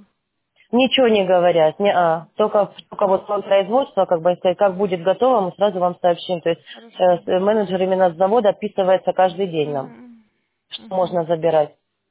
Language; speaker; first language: Russian; native; Russian